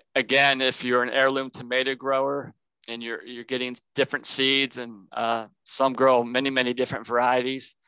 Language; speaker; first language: English; native; English